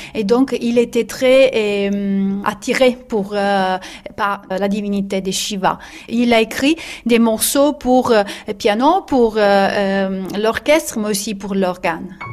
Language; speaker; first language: French; non-native, learner; Italian